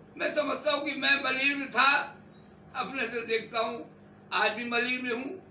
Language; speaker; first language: Urdu; native; Urdu